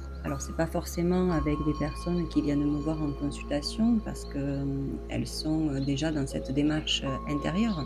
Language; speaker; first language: French; native; French